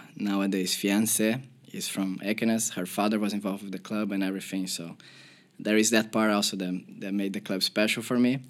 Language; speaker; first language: English; non-native, fluent; Portuguese